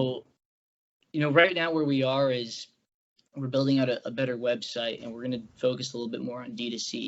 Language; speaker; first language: English; native; English